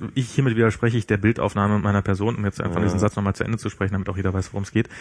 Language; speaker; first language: German; native; German